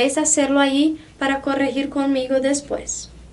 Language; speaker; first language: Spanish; non-native, fluent; Portuguese